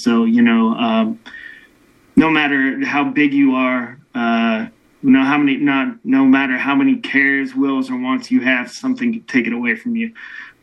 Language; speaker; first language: English; native; English